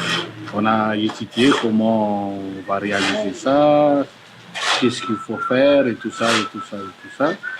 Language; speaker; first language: French; non-native, local second language; Malagasy